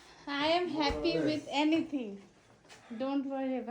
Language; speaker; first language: English; non-native, fluent; Bangla